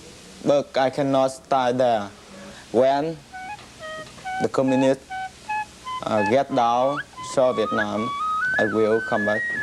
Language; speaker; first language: English; non-native, learner; Vietnamese